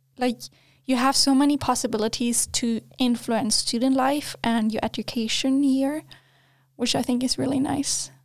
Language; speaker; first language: English; non-native, fluent; German